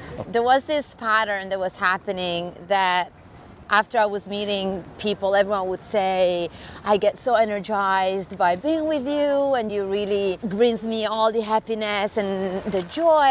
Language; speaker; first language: English; non-native, fluent; Italian